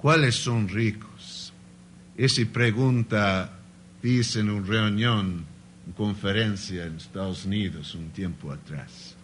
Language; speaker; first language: Spanish; non-native, learner; Portuguese